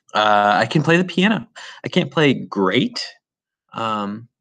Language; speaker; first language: English; native; English